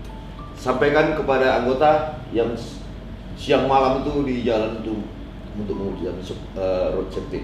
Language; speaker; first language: Indonesian; native; Indonesian